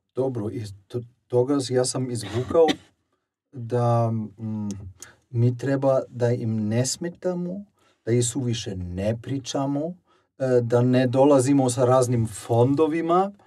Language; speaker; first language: Serbian; non-native, fluent; German